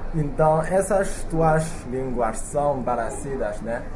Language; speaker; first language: Portuguese; non-native, learner; Chinese